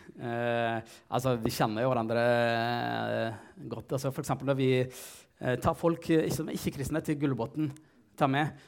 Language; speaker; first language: Norwegian; non-native, fluent; Tigrinya